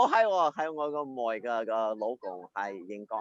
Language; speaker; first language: Cantonese; early bilingual, heritage; Cantonese